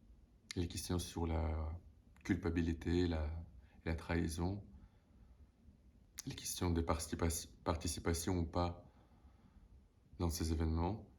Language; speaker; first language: French; non-native, fluent; Russian